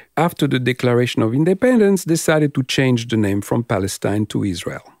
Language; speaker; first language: English; non-native, fluent; French